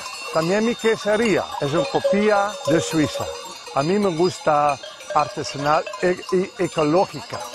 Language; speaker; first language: Spanish; non-native, learner; Dutch